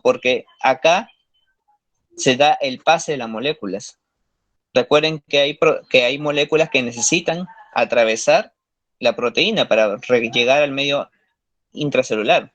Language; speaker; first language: Spanish; native; Spanish